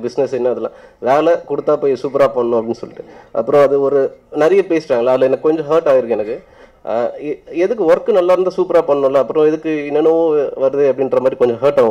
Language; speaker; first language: Tamil; native; Tamil